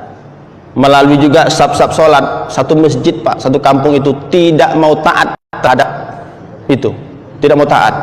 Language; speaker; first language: Indonesian; native; Indonesian